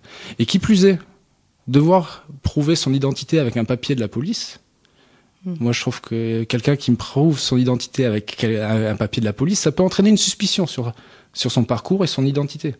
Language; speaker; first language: French; native; French